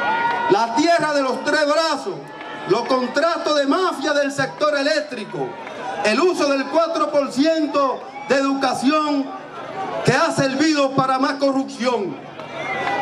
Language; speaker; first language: Spanish; native; Spanish